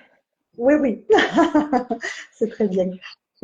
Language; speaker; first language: French; native; French